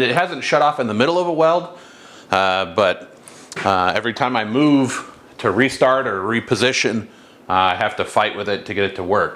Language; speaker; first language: English; native; English